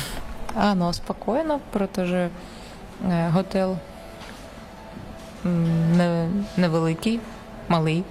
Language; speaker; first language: Czech; non-native, learner; Ukrainian